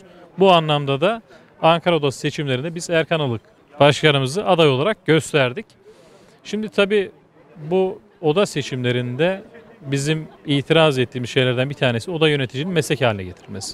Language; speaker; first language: Turkish; native; Turkish